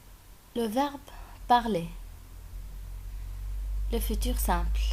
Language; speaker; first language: French; non-native, fluent; Arabic